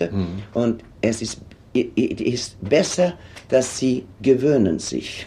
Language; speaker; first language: German; non-native, fluent; Swedish